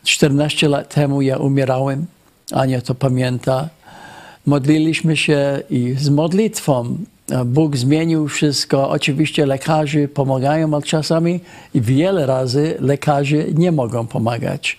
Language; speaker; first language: Polish; non-native, fluent; English